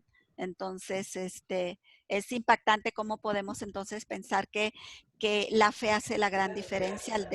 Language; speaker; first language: Spanish; native; Spanish